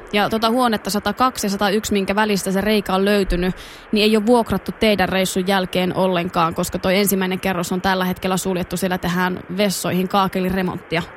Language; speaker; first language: Finnish; native; Finnish